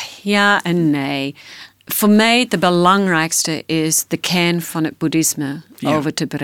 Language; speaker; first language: Dutch; non-native, fluent; English